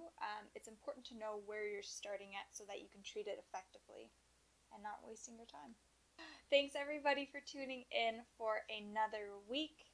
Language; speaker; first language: English; native; English